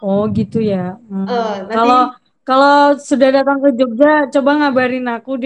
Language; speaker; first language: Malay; non-native, local second language; Javanese